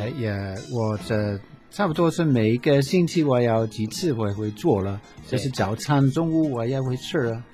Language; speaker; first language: Chinese; non-native, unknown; English